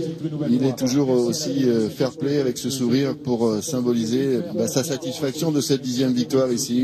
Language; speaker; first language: French; native; French